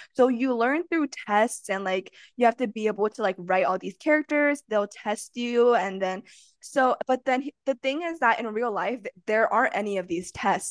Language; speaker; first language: English; early bilingual, other home language; Chinese